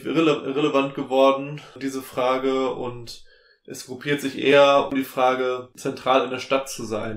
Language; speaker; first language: German; native; German